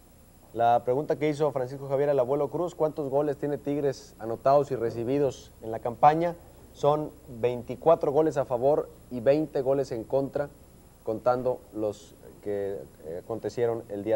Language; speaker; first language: Spanish; native; Spanish